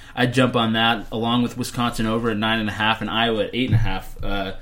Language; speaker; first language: English; native; English